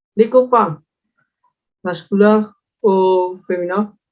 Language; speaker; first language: French; non-native, learner; Indonesian